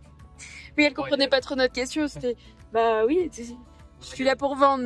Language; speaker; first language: French; native; French